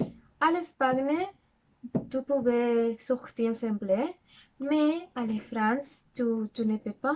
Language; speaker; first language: French; non-native, learner; Spanish